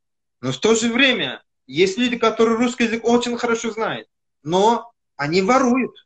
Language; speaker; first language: Russian; non-native, fluent; Kyrgyz